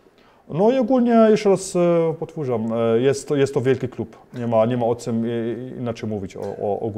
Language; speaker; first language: Polish; early bilingual, heritage; Polish